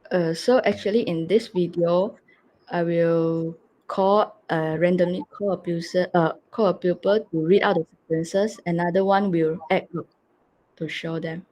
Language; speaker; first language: English; non-native, local second language; Malay